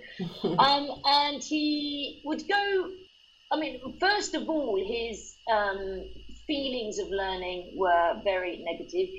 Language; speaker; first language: English; native; English